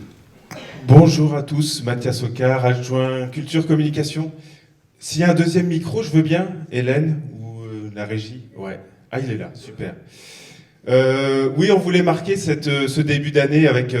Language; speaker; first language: French; native; French